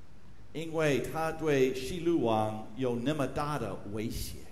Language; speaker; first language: Chinese; non-native, fluent; English